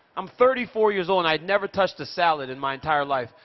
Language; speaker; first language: English; native; English